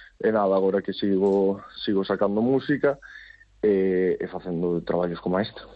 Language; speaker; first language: Galician; native; Galician